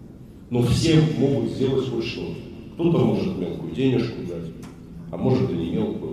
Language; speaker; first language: Russian; native; Russian